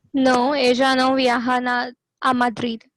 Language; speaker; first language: Spanish; non-native, learner; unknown